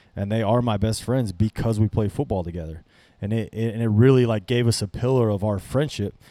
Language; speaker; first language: English; native; English